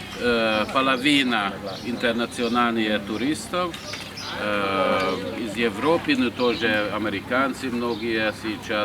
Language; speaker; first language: Russian; non-native, learner; Hungarian